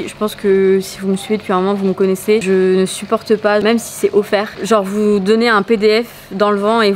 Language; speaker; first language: French; native; French